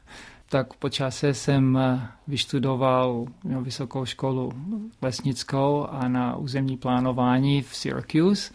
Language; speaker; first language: Czech; early bilingual, heritage; Czech